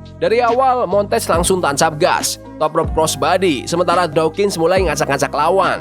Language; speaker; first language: Indonesian; native; Indonesian